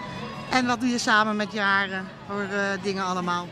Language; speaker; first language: Dutch; native; Dutch